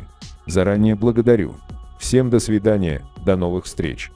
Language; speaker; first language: Russian; native; Russian